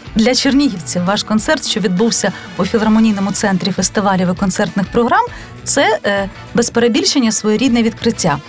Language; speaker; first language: Ukrainian; native; Ukrainian